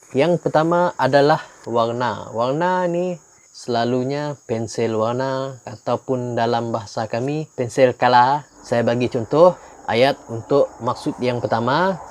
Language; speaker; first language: Malay; non-native, local second language; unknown